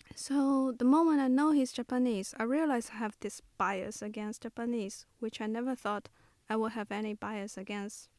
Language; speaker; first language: English; non-native, fluent; Chinese